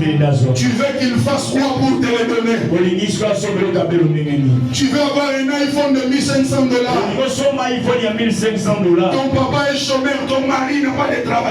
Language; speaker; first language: French; non-native, local second language; Lingala